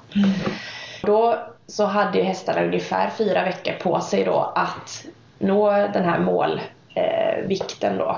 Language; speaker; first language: Swedish; native; Swedish